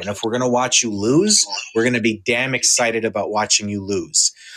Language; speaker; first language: English; native; English